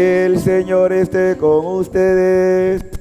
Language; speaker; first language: Spanish; native; Spanish